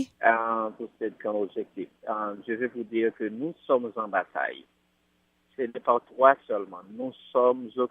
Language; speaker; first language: French; non-native, local second language; Haitian Creole